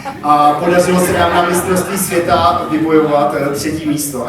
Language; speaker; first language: Czech; native; Czech